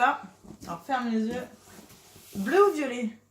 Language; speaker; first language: French; native; French